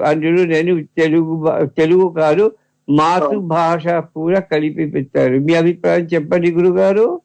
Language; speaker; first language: Telugu; early bilingual, heritage; Telugu